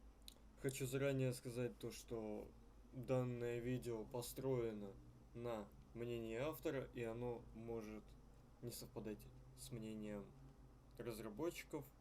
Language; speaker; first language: Russian; native; Russian